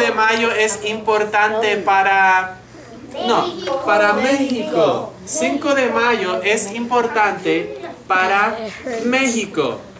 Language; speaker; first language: Spanish; non-native, fluent; English